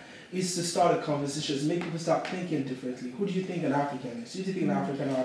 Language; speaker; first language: English; non-native, local second language; Yoruba